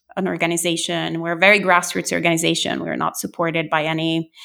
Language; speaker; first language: English; non-native, fluent; Italian